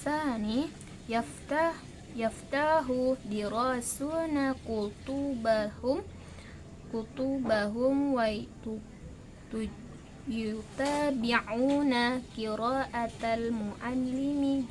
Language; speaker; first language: Arabic; non-native, learner; Indonesian